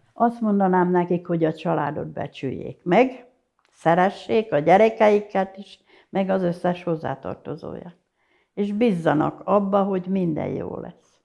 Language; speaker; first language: Hungarian; native; Hungarian